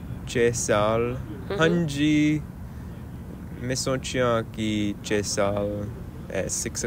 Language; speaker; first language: Punjabi; non-native, learner; English